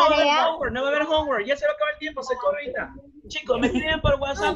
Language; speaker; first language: Spanish; native; Spanish